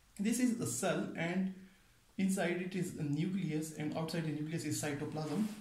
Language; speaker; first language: English; non-native, local second language; Pashto